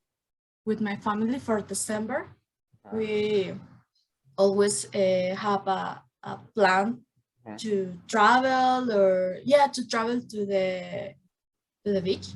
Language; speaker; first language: English; non-native, learner; Spanish